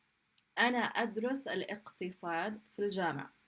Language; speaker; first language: Arabic; non-native, fluent; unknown